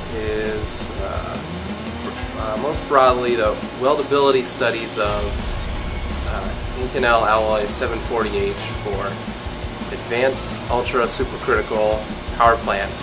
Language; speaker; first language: English; native; English